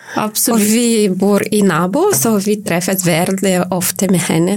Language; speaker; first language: Norwegian; non-native, learner; Romanian